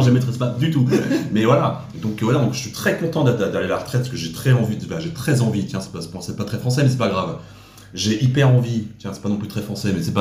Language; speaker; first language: French; native; French